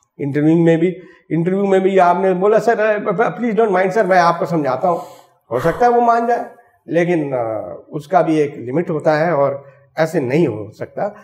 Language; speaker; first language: Hindi; non-native, local second language; Bangla